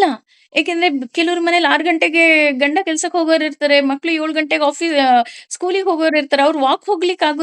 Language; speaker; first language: Kannada; native; Kannada